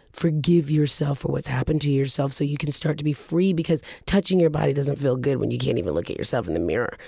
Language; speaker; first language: English; early bilingual, other home language; Japanese